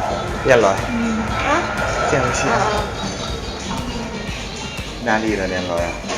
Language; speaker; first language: Chinese; non-native, learner; Italian